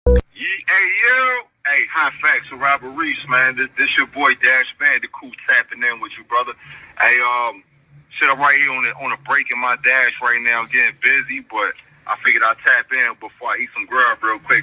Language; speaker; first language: English; native; English